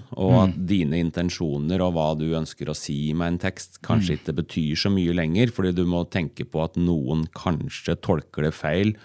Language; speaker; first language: Norwegian; native; Norwegian